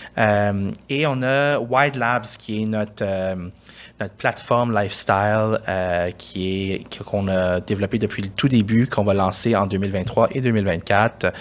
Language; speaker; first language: French; early bilingual, other home language; Persian